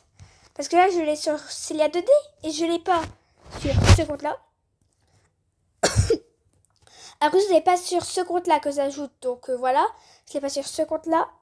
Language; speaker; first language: French; native; French